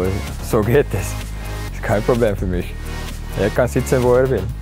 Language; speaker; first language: German; non-native, fluent; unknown